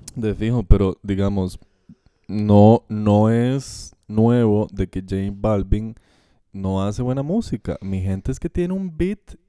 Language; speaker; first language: Spanish; native; Spanish